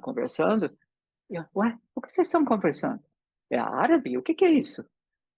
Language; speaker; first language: Portuguese; early bilingual, other home language; English